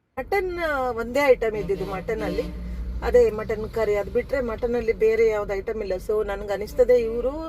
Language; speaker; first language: Kannada; native; Kannada